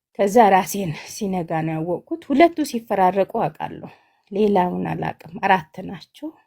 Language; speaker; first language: Amharic; non-native, local second language; Hadiyya